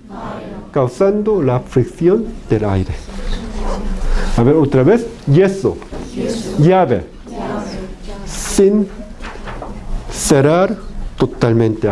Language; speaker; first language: Spanish; non-native, fluent; Korean